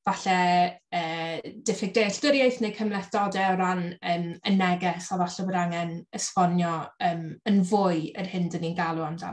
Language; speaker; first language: Welsh; native; Welsh